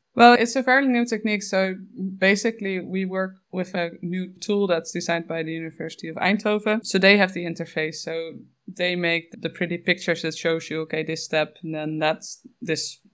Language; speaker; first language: English; non-native, fluent; Dutch